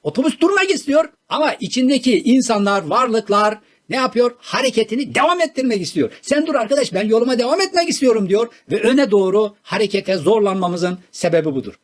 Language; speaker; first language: Turkish; native; Turkish